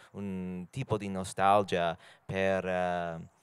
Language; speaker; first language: Italian; non-native, learner; English